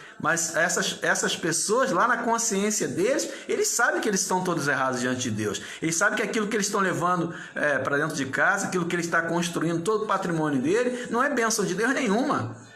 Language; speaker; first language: Portuguese; native; Portuguese